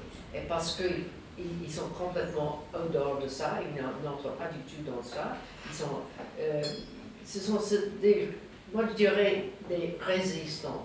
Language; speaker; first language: French; non-native, fluent; English